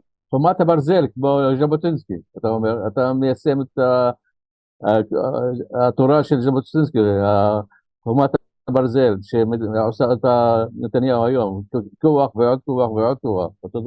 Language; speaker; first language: Hebrew; non-native, local second language; Arabic